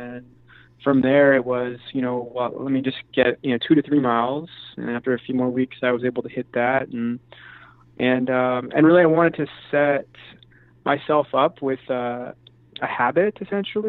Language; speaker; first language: English; native; English